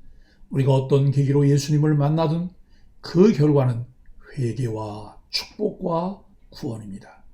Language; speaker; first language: Korean; native; Korean